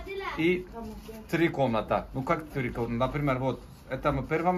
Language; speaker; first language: Russian; non-native, learner; Turkish